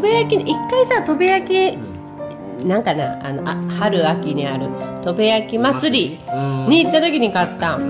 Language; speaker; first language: Japanese; native; Japanese